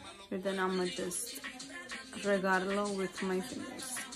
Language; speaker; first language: English; early bilingual, other home language; Spanish